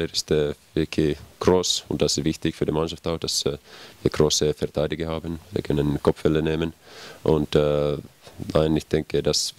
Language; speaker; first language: German; non-native, learner; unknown